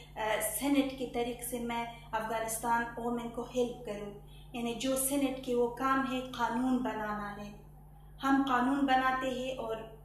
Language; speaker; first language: Hindi; non-native, fluent; Persian